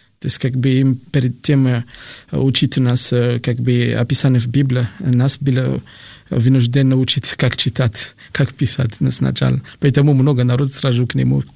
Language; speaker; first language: Russian; non-native, fluent; Malagasy